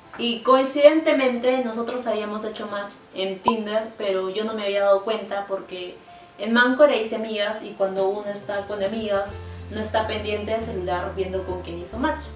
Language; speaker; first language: Spanish; native; Spanish